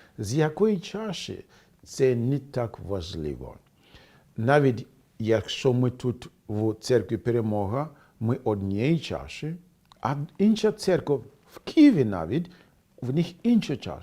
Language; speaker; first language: Ukrainian; non-native, fluent; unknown